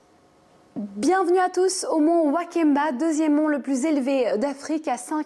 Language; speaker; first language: French; native; French